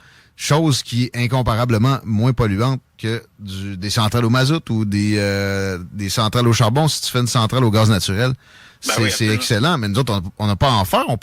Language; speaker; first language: French; native; French